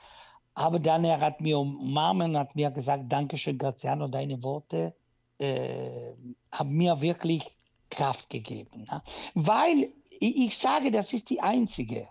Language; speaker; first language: German; non-native, local second language; Italian